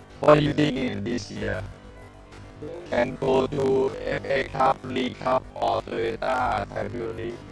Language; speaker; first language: English; non-native, learner; Thai